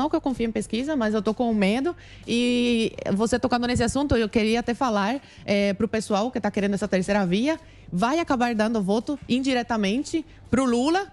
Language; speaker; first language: Portuguese; non-native, fluent; Spanish